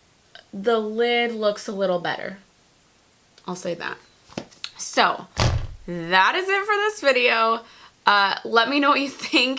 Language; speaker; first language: English; native; English